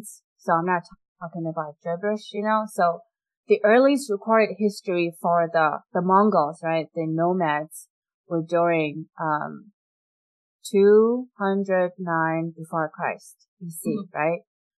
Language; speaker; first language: English; non-native, fluent; Mongolian